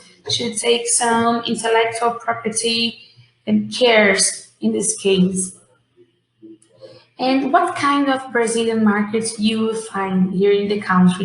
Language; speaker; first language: English; non-native, fluent; Portuguese